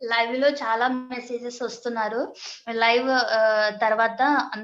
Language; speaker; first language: Telugu; non-native, learner; Malayalam